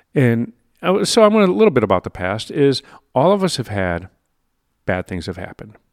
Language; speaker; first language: English; native; English